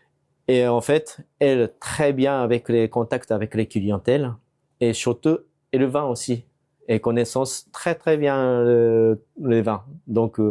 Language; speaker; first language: French; non-native, fluent; Japanese